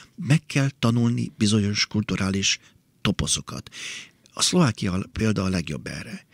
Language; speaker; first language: Hungarian; native; Hungarian